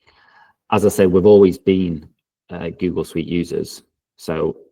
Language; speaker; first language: English; native; English